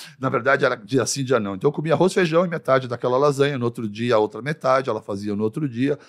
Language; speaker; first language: Portuguese; early bilingual, other home language; Arabic